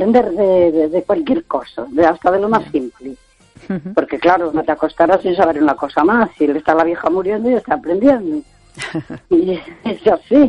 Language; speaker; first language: Spanish; native; Spanish